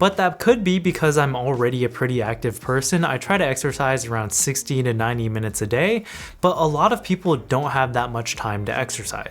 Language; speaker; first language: English; native; English